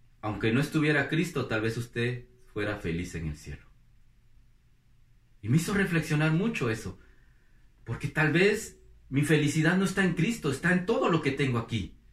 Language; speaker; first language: Spanish; native; Spanish